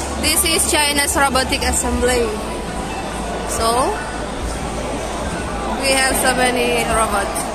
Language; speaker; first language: English; non-native, learner; Indonesian